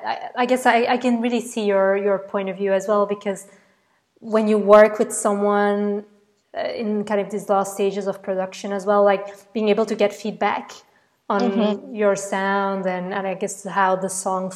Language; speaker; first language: English; non-native, fluent; Dutch